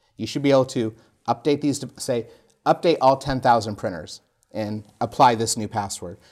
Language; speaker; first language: English; native; English